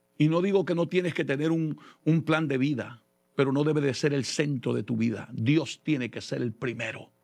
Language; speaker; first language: Spanish; early bilingual, heritage; Spanish